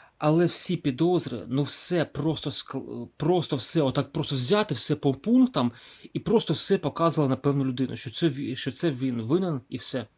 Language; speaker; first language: Ukrainian; non-native, local second language; Russian